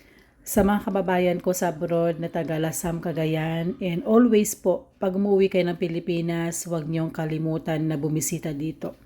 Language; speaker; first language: Filipino; non-native, local second language; Iloko